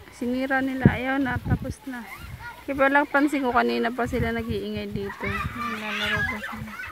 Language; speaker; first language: Filipino; non-native, local second language; Bikol